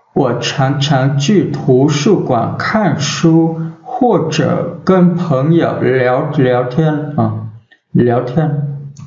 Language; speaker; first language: Chinese; non-native, fluent; Vietnamese